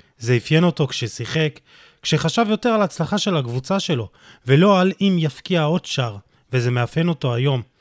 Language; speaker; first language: Hebrew; native; Hebrew